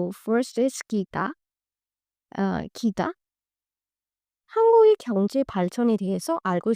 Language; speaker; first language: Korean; non-native, learner; Hindi